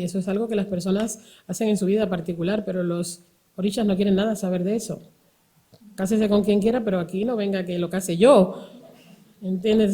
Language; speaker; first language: Spanish; native; Spanish